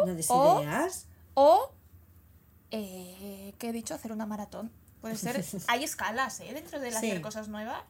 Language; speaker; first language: Spanish; native; Spanish